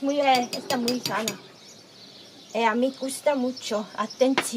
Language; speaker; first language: Spanish; non-native, learner; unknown